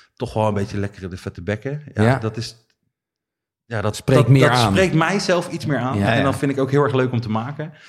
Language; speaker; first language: Dutch; native; Dutch